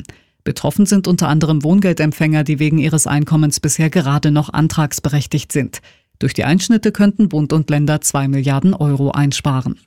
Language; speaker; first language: German; native; German